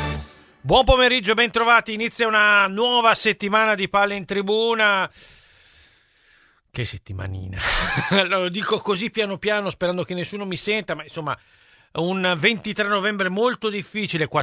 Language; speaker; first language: Italian; native; Italian